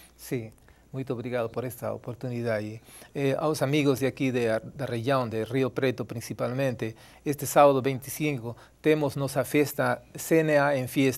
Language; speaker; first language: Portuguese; non-native, fluent; Spanish